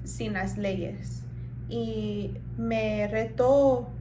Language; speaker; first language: Spanish; early bilingual, heritage; Spanish